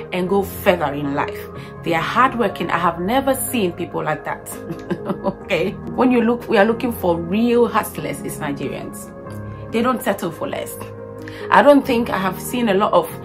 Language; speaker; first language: English; non-native, local second language; Akan